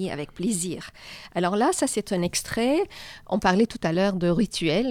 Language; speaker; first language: French; non-native, fluent; Arabic